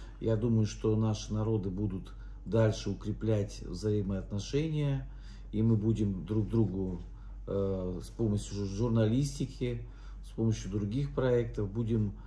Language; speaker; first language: Russian; native; Russian